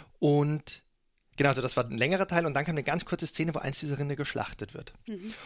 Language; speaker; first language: German; native; German